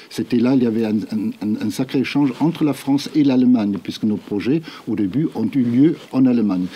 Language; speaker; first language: French; non-native, fluent; German